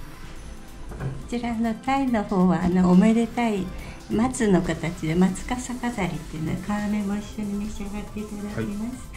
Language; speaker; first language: Japanese; native; Japanese